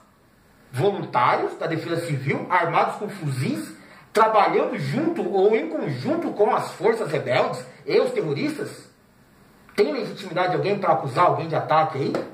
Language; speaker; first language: Portuguese; native; Portuguese